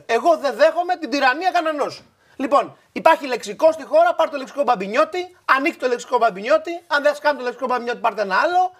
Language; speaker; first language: Greek; native; Greek